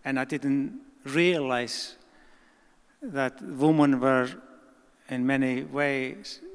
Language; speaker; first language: English; non-native, fluent; Icelandic